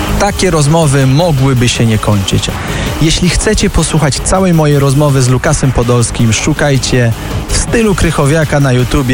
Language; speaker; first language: Polish; native; Polish